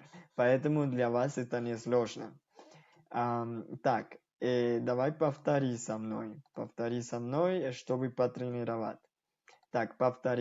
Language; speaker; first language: Russian; non-native, fluent; Spanish